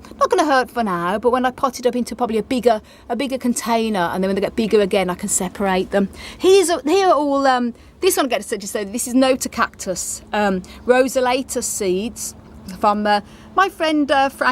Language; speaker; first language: English; native; English